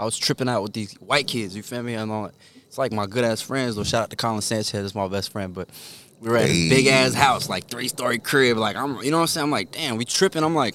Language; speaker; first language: English; early bilingual, other home language; Korean